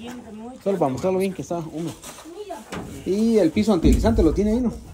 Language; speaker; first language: Spanish; native; Spanish